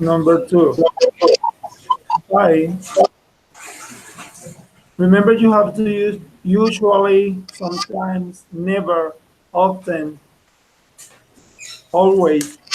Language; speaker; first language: English; non-native, fluent; Spanish